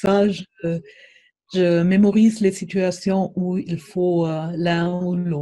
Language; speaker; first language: French; non-native, fluent; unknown